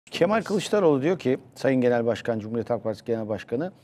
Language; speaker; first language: Turkish; native; Turkish